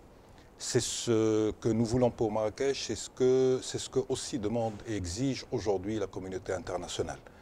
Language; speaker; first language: French; non-native, local second language; Arabic